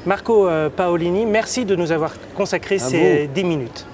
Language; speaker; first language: French; native; French